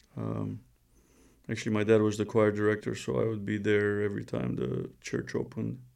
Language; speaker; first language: English; non-native, fluent; Romanian